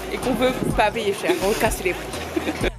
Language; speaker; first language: French; native; French